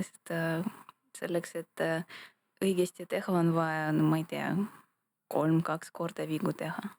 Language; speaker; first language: Estonian; non-native, local second language; Russian